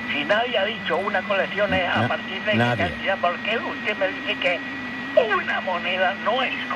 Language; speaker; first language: Spanish; native; Spanish